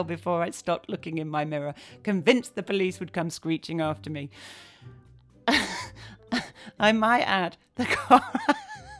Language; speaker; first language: English; native; English